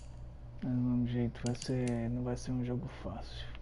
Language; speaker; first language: Portuguese; early bilingual, heritage; Portuguese